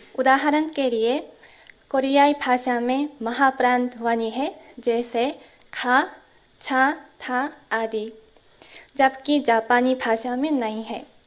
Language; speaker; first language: Hindi; non-native, fluent; Korean